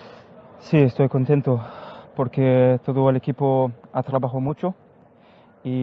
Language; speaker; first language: Spanish; non-native, learner; French